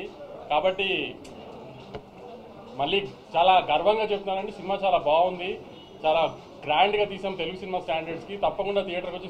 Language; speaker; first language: Telugu; native; Telugu